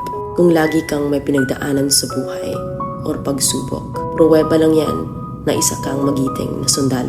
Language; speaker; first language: Filipino; native; Filipino